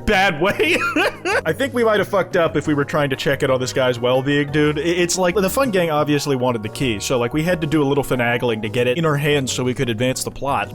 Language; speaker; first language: English; native; English